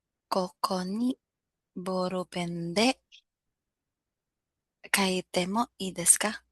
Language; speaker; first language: Japanese; non-native, learner; Filipino